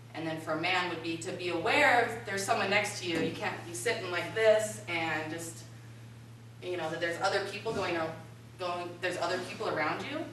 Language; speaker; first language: English; native; English